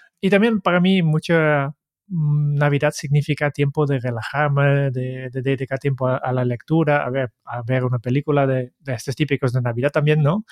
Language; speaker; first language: Spanish; non-native, fluent; Dutch